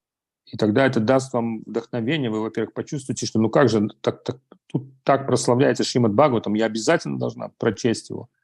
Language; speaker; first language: Russian; native; Russian